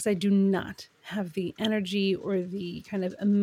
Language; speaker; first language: English; native; English